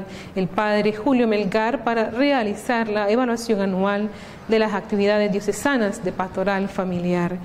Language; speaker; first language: Spanish; native; Spanish